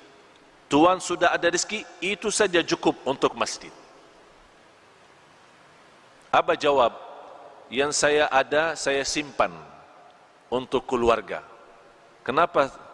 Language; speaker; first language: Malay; non-native, fluent; Arabic